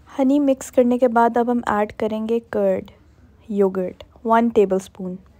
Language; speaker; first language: Hindi; native; Hindi